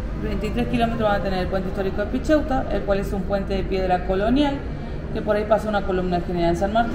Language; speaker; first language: Spanish; native; Spanish